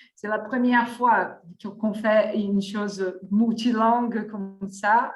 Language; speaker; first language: French; non-native, fluent; Portuguese